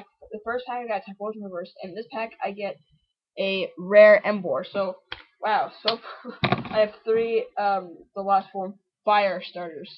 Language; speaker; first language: English; native; English